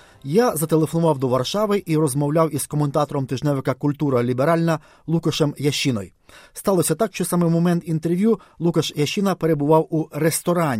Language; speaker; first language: Ukrainian; native; Ukrainian